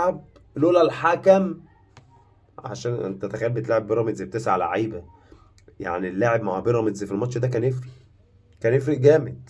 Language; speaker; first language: Arabic; native; Arabic